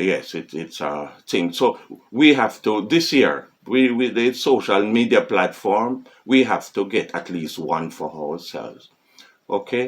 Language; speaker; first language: English; non-native, fluent; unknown